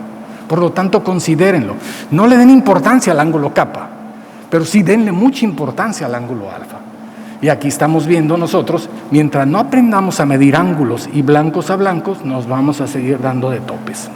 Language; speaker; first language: Spanish; native; Spanish